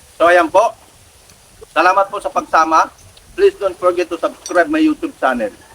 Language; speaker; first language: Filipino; native; Filipino